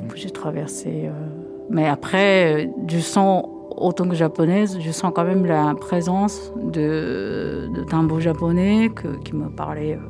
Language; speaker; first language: French; non-native, fluent; Japanese